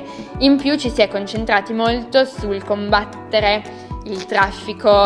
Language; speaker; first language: Italian; native; Italian